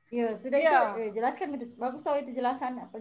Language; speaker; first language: Indonesian; native; Indonesian